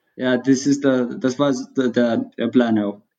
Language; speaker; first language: German; non-native, learner; Tigrinya